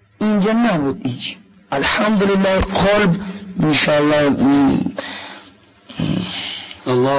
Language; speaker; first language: Persian; non-native, learner; Russian